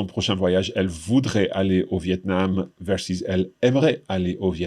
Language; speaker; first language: French; non-native, fluent; English